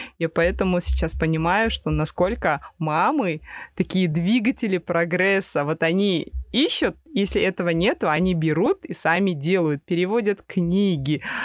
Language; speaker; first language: Russian; native; Russian